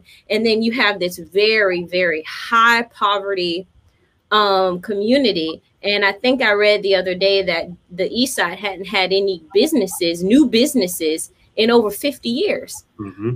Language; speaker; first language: English; native; English